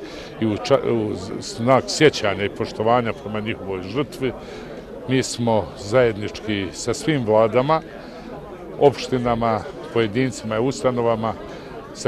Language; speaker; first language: Serbian; native; Serbian